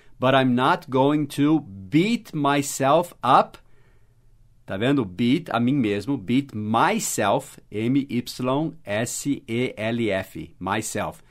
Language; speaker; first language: English; native; English